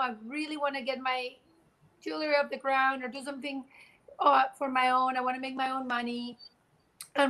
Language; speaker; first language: English; non-native, fluent; Spanish